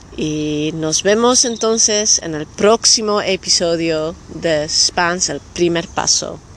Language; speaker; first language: Spanish; non-native, fluent; Dutch